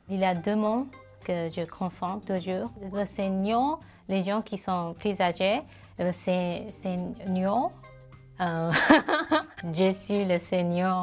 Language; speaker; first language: French; non-native, learner; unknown